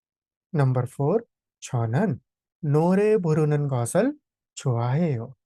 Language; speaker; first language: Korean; non-native, fluent; Hindi